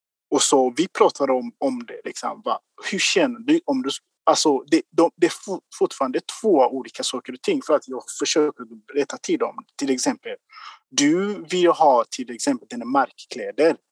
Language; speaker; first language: Swedish; non-native, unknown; Kinyarwanda